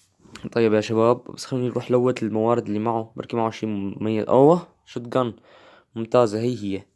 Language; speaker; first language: Arabic; native; Arabic